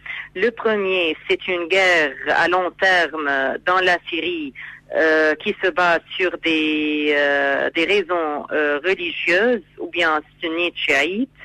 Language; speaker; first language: French; non-native, fluent; Arabic